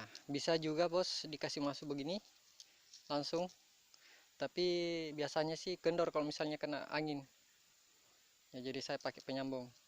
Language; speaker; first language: Indonesian; native; Indonesian